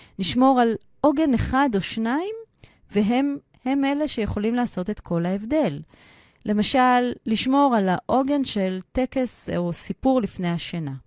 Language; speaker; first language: Hebrew; native; Hebrew